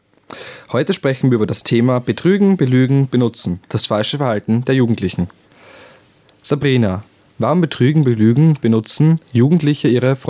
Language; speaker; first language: German; native; German